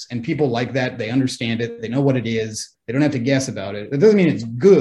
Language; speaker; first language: English; native; English